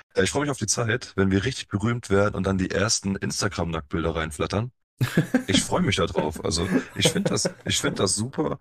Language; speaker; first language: German; early bilingual, other home language; Polish